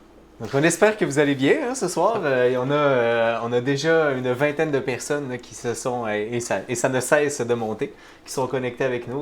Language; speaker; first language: French; native; French